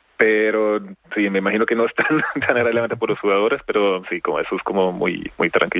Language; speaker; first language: Spanish; non-native, fluent; German